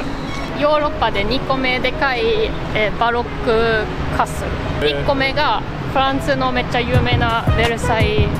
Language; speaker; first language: Japanese; non-native, fluent; German